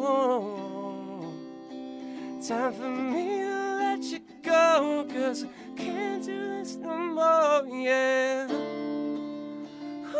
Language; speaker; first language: English; native; English